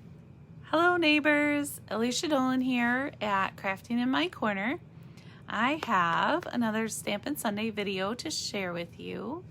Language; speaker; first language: English; native; English